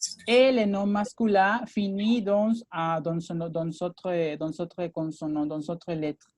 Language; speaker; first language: French; non-native, fluent; Spanish